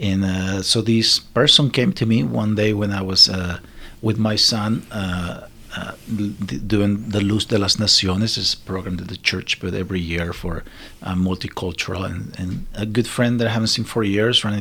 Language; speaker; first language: English; non-native, learner; Spanish